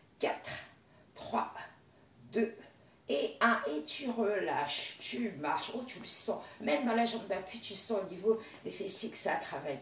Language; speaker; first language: French; native; French